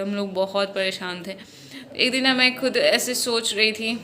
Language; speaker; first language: Hindi; non-native, local second language; Maithili